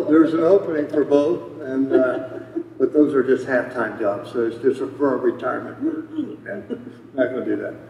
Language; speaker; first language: English; native; English